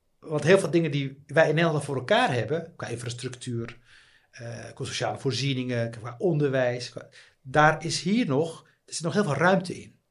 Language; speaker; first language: Dutch; early bilingual, other home language; Riffian